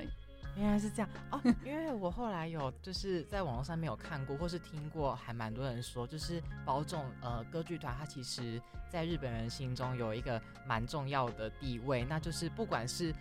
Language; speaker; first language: Chinese; native; Chinese